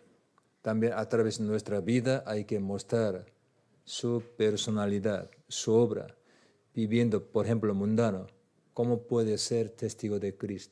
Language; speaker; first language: Spanish; non-native, learner; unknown